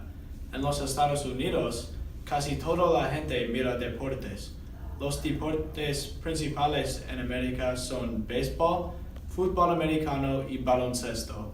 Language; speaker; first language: Spanish; non-native, learner; English